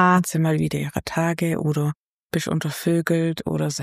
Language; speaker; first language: German; native; German